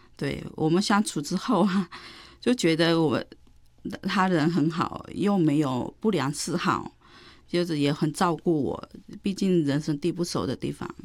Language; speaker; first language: Chinese; early bilingual, heritage; Chinese